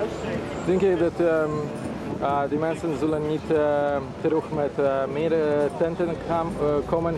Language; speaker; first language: Dutch; non-native, learner; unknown